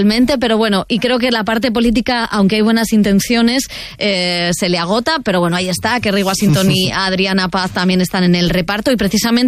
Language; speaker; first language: Spanish; native; Spanish